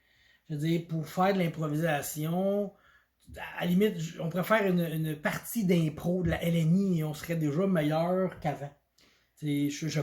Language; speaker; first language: French; native; French